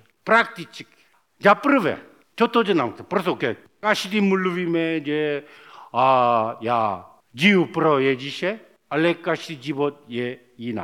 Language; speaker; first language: Czech; non-native, learner; Korean